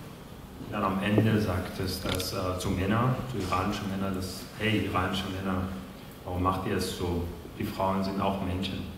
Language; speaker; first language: German; non-native, fluent; Persian